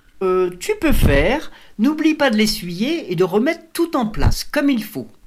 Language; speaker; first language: French; native; French